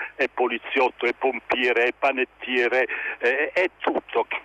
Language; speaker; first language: Italian; native; Italian